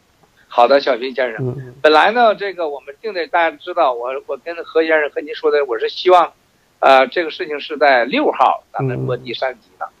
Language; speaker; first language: Chinese; native; Chinese